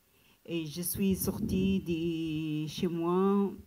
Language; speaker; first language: French; non-native, learner; Arabic